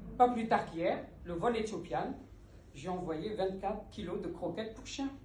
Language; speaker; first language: French; early bilingual, other home language; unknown